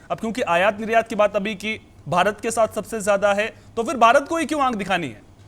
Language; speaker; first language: Hindi; native; Hindi